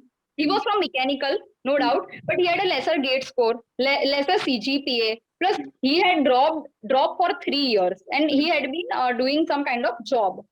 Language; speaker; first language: English; non-native, local second language; Gujarati